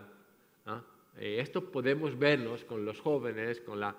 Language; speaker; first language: Spanish; non-native, fluent; French